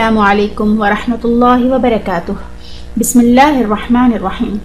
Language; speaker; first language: Arabic; non-native, fluent; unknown